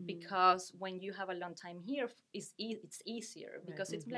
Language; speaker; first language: English; non-native, fluent; Spanish